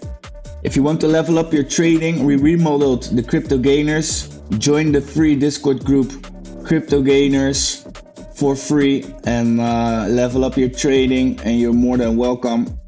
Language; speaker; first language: English; non-native, fluent; Dutch